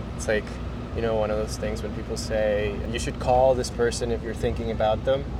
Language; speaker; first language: English; non-native, fluent; Spanish